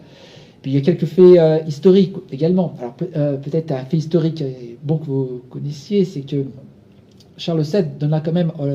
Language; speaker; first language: French; native; French